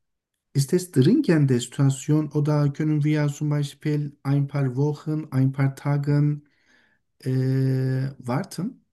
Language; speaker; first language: German; non-native, learner; Turkish